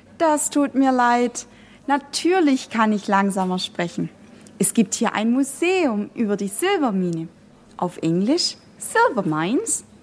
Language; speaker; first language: German; native; German